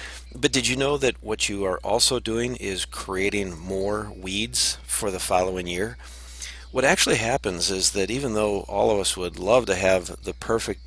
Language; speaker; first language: English; native; English